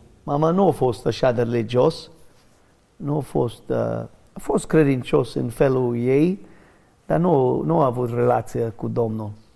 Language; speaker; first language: Romanian; non-native, fluent; English